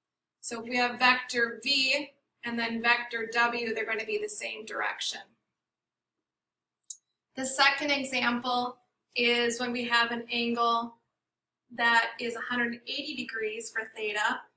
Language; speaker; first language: English; native; English